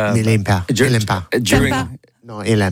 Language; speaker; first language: French; non-native, learner; English